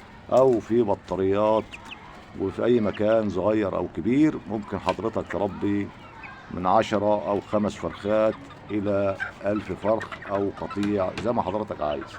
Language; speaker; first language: Arabic; native; Arabic